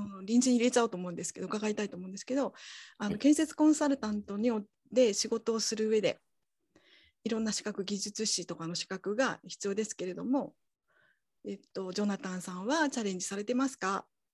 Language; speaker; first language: Japanese; native; Japanese